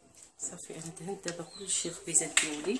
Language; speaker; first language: Arabic; native; Arabic